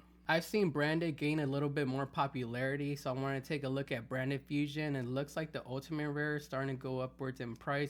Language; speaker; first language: English; native; English